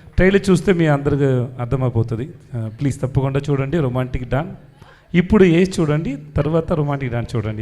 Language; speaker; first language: Telugu; non-native, learner; Tamil